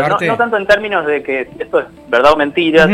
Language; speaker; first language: Spanish; native; Spanish